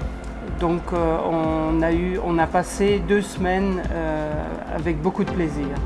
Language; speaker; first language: French; non-native, local second language; Luxembourgish